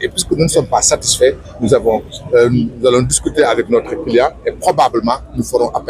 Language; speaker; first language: French; non-native, local second language; Wolof